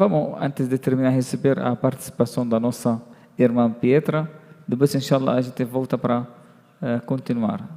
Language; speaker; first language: Portuguese; non-native, fluent; Arabic